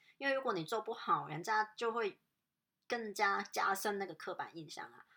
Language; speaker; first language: Chinese; non-native, local second language; Cantonese